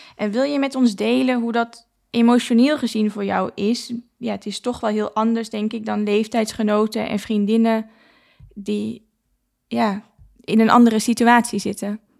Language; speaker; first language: Dutch; native; Dutch